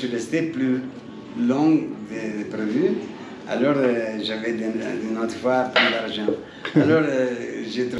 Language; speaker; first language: French; non-native, fluent; Italian